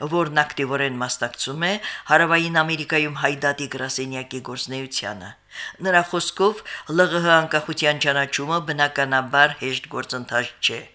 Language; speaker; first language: Armenian; native; Armenian